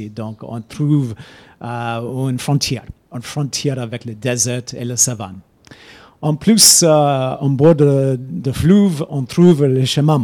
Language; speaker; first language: French; non-native, fluent; English